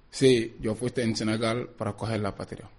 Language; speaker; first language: Spanish; non-native, learner; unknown